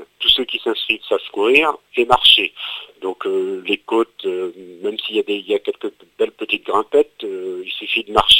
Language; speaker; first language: French; native; French